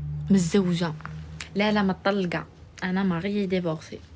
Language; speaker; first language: Arabic; native; Arabic